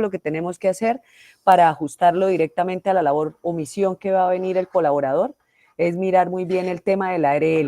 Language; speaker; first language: Spanish; native; Spanish